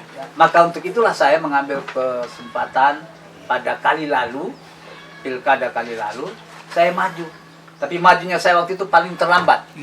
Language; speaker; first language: Indonesian; native; Indonesian